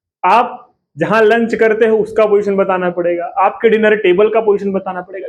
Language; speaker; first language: Hindi; native; Hindi